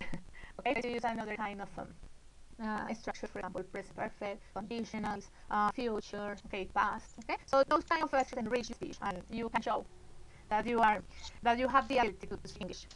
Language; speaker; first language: English; non-native, fluent; Spanish